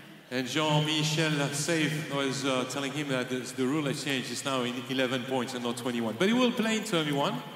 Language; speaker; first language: English; non-native, fluent; French